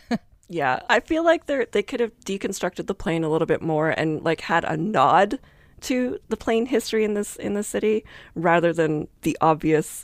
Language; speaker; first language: English; native; English